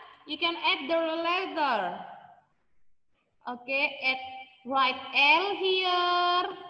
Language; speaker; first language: English; non-native, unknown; Indonesian